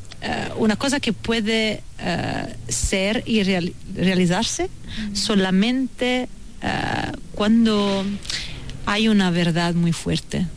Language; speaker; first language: Spanish; non-native, fluent; Italian